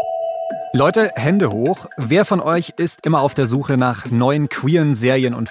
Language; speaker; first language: German; native; German